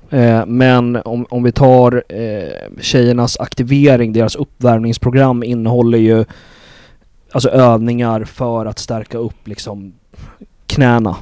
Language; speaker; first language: Swedish; native; Swedish